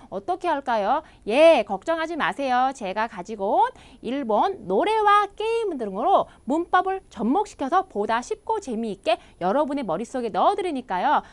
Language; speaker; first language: Korean; native; Korean